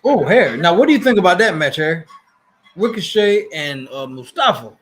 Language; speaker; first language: English; native; English